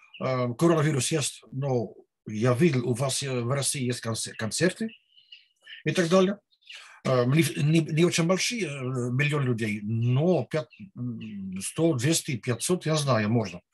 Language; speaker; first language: Russian; non-native, learner; Dutch